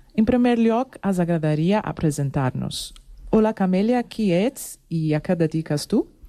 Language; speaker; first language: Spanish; non-native, fluent; Portuguese